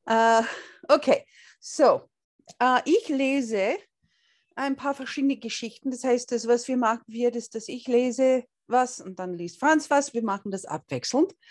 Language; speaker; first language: German; non-native, learner; English